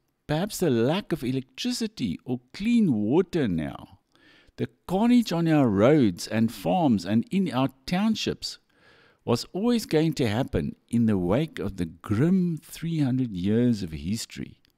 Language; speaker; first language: English; non-native, local second language; Afrikaans